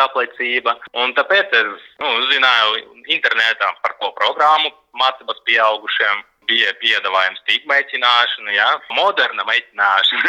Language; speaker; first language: Latvian; non-native, learner; Russian